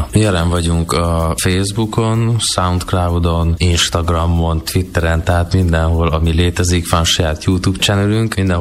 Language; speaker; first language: Hungarian; native; Hungarian